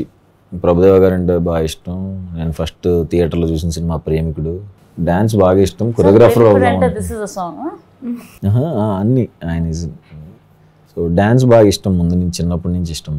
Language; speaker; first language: Telugu; native; Telugu